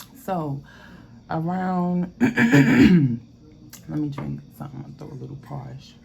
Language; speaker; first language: English; native; English